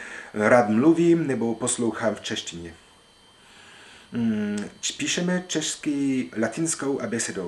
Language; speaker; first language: Czech; non-native, learner; French